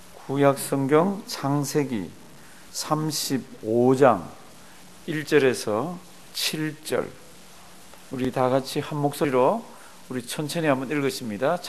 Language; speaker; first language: Korean; native; Korean